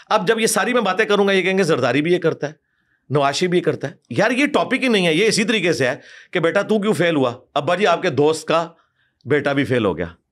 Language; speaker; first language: Urdu; non-native, local second language; Punjabi